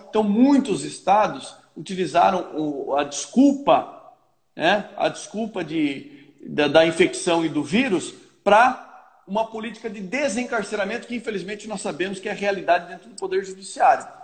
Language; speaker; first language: Portuguese; native; Portuguese